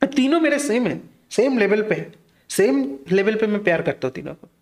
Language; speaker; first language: Hindi; non-native, local second language; Bangla